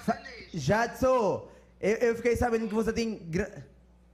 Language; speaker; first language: Portuguese; native; Portuguese